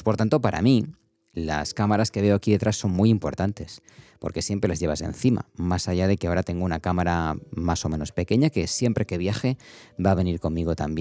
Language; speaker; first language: Spanish; native; Spanish